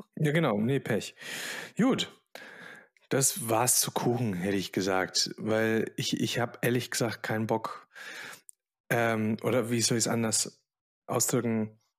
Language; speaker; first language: German; early bilingual, other home language; Polish